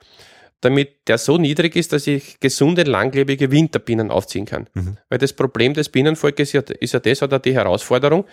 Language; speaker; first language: German; native; German